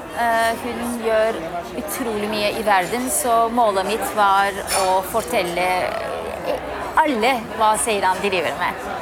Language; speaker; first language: Norwegian; non-native, fluent; Turkish